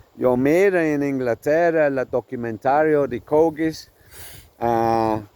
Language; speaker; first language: Spanish; non-native, learner; English